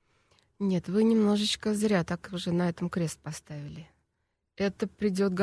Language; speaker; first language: Russian; native; Russian